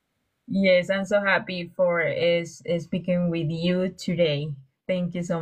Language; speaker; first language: English; non-native, learner; Spanish